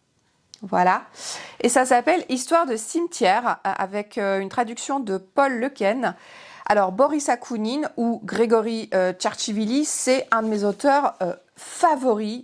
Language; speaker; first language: French; native; French